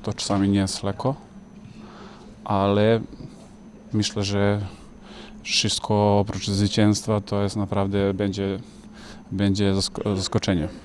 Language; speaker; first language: Polish; non-native, fluent; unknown